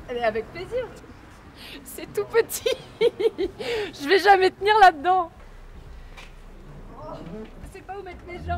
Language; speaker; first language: French; native; French